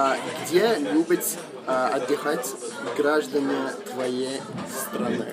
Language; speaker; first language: Russian; non-native, fluent; English